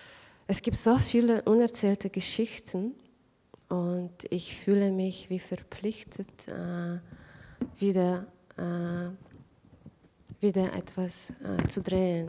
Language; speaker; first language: German; non-native, fluent; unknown